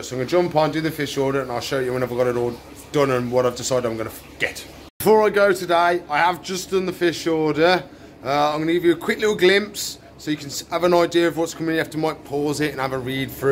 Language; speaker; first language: English; native; English